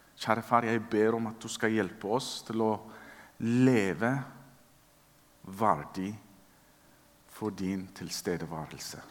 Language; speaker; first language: Norwegian; non-native, fluent; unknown